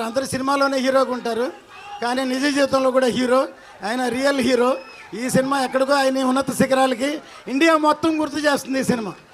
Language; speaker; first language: Telugu; native; Telugu